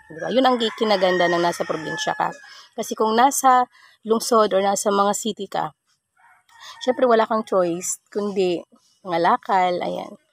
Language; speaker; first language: Filipino; non-native, local second language; Waray